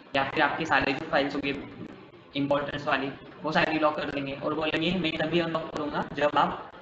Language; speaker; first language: Hindi; non-native, local second language; Marathi